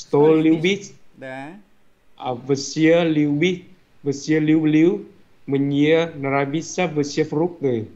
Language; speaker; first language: Russian; non-native, learner; Vietnamese